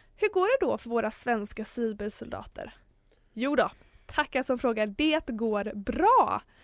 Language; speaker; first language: Swedish; native; Swedish